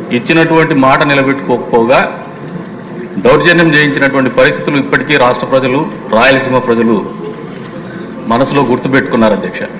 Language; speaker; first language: Telugu; native; Telugu